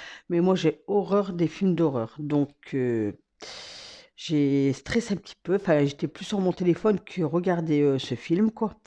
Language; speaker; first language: French; native; French